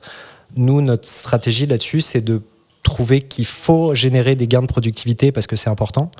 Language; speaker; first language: French; native; French